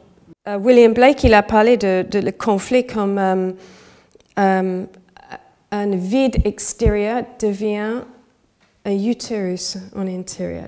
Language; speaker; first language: French; non-native, fluent; English